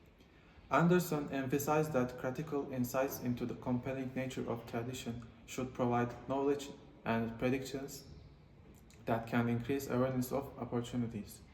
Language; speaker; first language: English; non-native, learner; Turkish